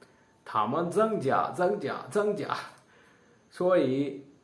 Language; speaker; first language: Chinese; non-native, learner; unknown